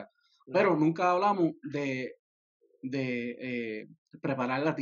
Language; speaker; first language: Spanish; early bilingual, heritage; Spanish